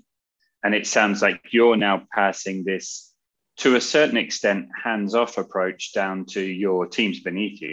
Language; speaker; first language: English; native; English